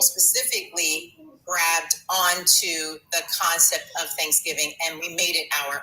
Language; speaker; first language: English; native; English